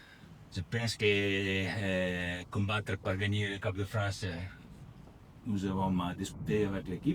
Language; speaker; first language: French; non-native, learner; Italian